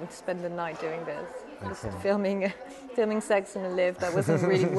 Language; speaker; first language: English; non-native, fluent; French